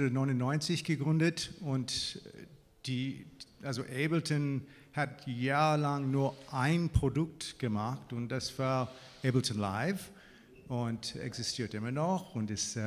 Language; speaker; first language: German; non-native, fluent; English